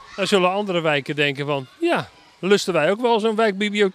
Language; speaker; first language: Dutch; native; Dutch